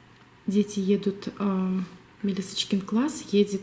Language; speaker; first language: Russian; native; Russian